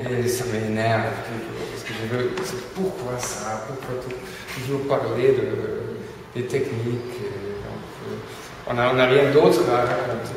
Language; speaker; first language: French; non-native, fluent; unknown